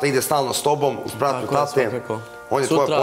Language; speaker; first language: Serbian; native; Serbian